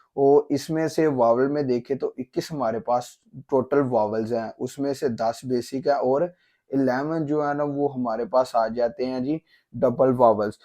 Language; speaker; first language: Urdu; non-native, local second language; Punjabi